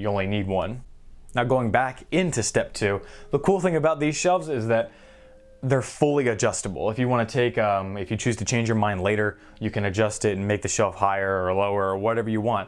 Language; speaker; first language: English; native; English